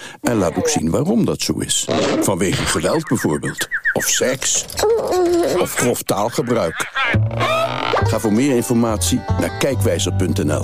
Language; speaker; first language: Dutch; native; Dutch